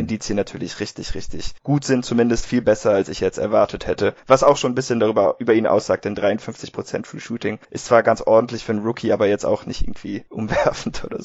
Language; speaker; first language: German; native; German